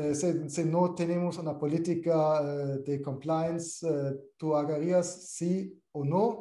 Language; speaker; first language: Spanish; non-native, fluent; German